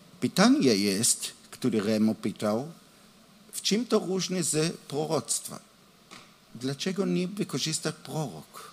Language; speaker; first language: Polish; non-native, learner; Hebrew